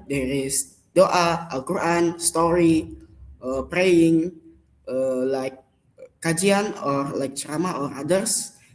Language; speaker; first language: English; non-native, learner; Indonesian